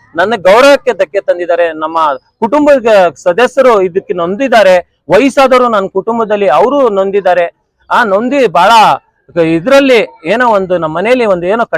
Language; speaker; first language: Kannada; non-native, local second language; Urdu